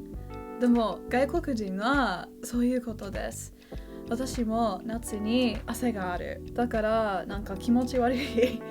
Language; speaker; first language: Japanese; non-native, learner; English